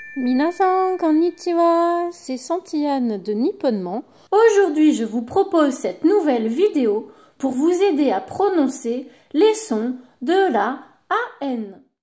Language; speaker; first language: French; native; French